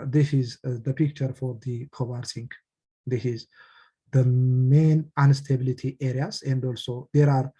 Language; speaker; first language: English; non-native, local second language; Amharic